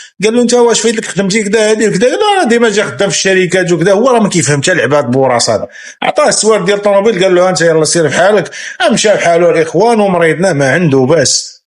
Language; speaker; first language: Arabic; native; Arabic